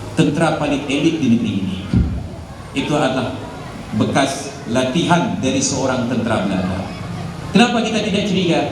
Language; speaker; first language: Malay; non-native, local second language; Achinese